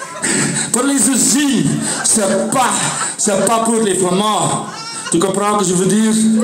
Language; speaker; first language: French; non-native, local second language; Dutch